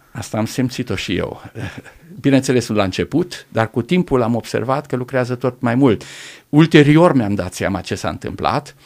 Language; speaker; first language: Romanian; non-native, local second language; German